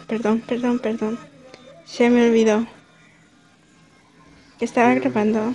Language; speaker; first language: Spanish; early bilingual, heritage; Spanish